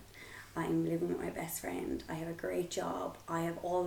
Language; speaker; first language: English; native; English